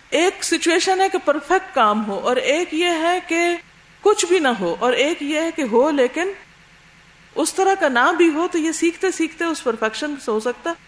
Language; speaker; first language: Urdu; native; Urdu